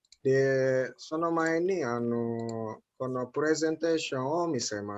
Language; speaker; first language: Japanese; non-native, fluent; Indonesian